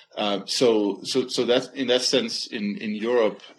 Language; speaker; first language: English; non-native, fluent; Danish